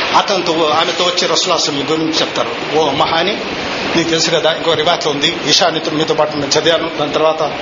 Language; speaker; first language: Telugu; non-native, local second language; Urdu